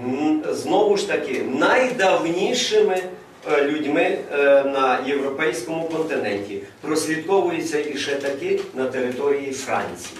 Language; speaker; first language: Ukrainian; native; Ukrainian